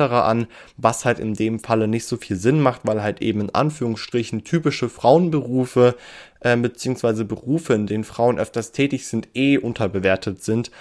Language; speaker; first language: German; native; German